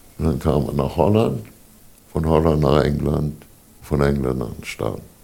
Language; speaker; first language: German; native; German